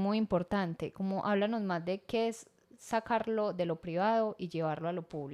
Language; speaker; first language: Spanish; native; Spanish